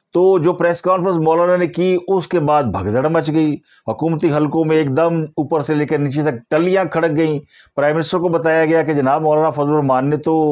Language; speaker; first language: Urdu; native; Urdu